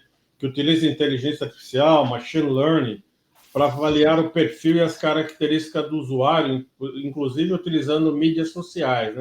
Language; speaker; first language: Portuguese; native; Portuguese